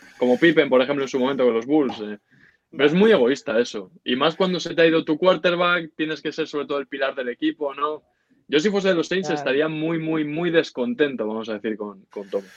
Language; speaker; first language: Spanish; native; Spanish